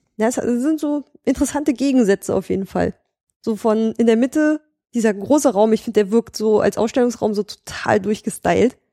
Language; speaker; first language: German; native; German